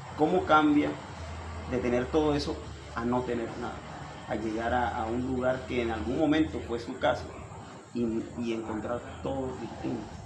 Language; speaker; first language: Spanish; native; Spanish